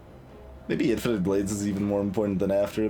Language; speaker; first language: English; native; English